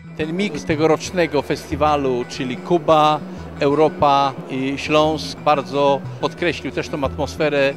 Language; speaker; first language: Polish; native; Polish